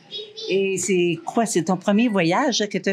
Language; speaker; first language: French; native; French